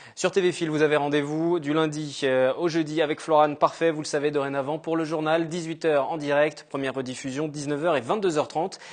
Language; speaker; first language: French; native; French